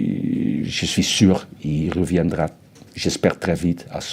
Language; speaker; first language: French; non-native, fluent; Dutch